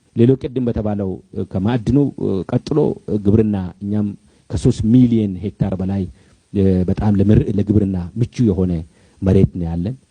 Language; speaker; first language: Amharic; non-native, local second language; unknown